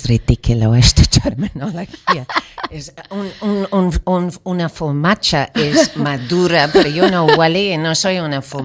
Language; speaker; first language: Catalan; non-native, learner; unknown